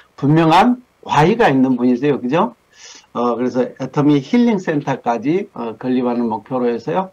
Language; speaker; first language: Korean; native; Korean